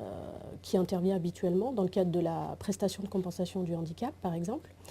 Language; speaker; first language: French; native; French